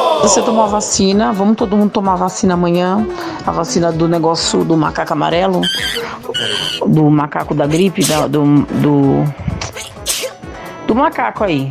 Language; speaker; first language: Portuguese; native; Portuguese